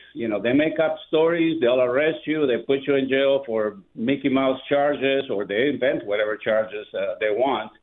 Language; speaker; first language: English; non-native, fluent; Spanish